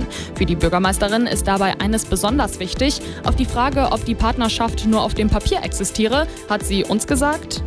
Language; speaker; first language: German; native; German